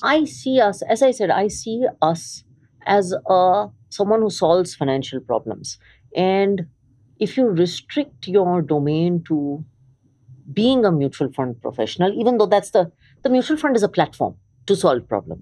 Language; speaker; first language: English; early bilingual, other home language; Hindi